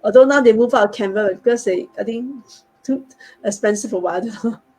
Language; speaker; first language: English; non-native, local second language; Chinese